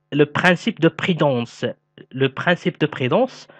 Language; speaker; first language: French; non-native, local second language; Arabic